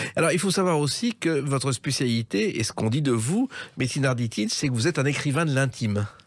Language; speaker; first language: French; native; French